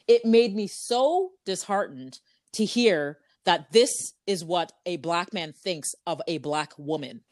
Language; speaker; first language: English; native; English